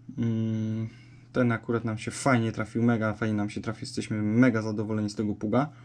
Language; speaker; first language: Polish; native; Polish